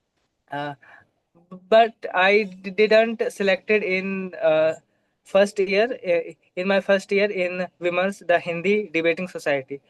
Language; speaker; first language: English; non-native, local second language; Hindi